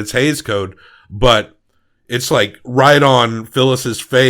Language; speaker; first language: English; native; English